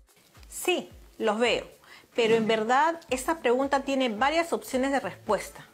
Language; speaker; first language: Spanish; native; Spanish